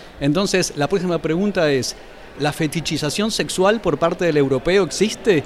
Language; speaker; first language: Spanish; native; Spanish